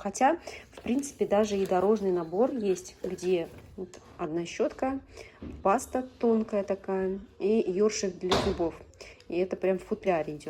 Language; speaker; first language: Russian; native; Russian